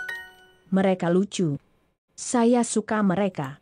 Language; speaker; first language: Indonesian; non-native, learner; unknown